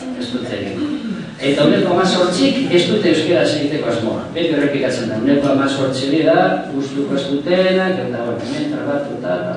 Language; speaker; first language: Basque; non-native, local second language; Spanish